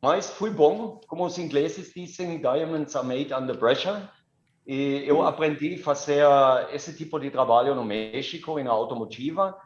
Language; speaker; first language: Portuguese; non-native, fluent; German